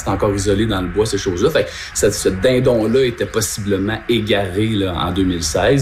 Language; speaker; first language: French; native; French